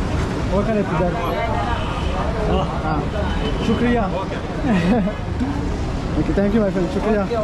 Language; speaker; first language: English; non-native, learner; French